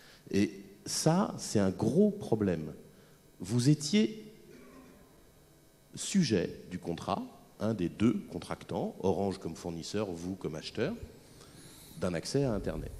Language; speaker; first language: French; native; French